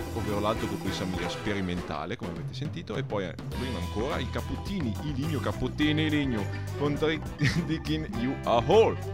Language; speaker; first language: Italian; native; Italian